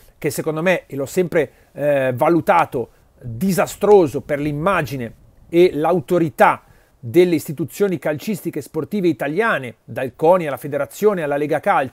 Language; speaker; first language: Italian; native; Italian